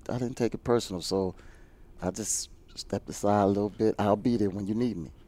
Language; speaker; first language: English; native; English